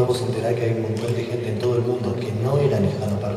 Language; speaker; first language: Spanish; native; Spanish